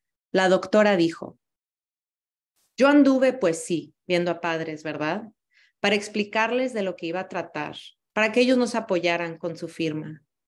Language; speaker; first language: Spanish; early bilingual, heritage; Spanish